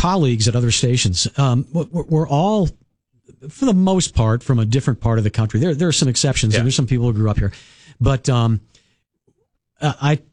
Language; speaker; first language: English; native; English